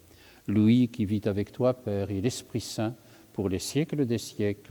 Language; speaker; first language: French; native; French